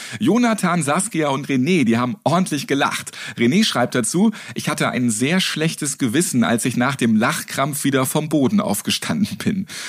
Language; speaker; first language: German; native; German